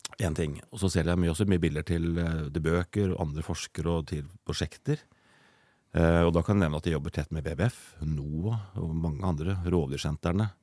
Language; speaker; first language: Norwegian; native; Norwegian